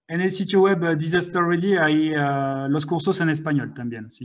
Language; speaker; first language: Spanish; non-native, fluent; French